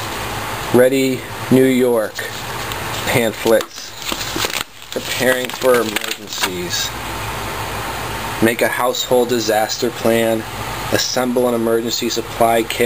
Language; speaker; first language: English; native; English